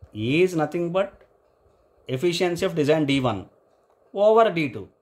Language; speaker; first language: English; non-native, local second language; Telugu